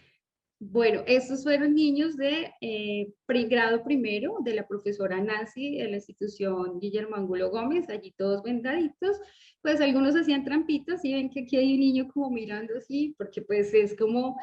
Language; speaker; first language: Spanish; native; Spanish